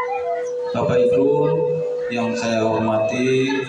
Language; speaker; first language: Indonesian; non-native, local second language; Banjar